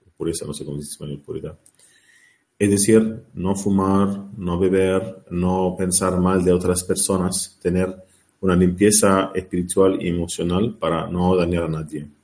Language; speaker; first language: Spanish; non-native, learner; Arabic